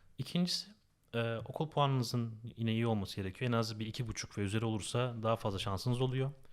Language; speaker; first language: Turkish; native; Turkish